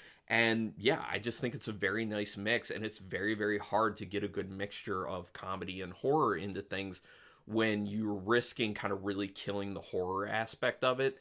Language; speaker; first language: English; native; English